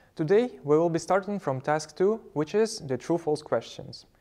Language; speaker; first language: English; non-native, fluent; Ukrainian